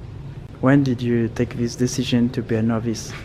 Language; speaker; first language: English; non-native, fluent; French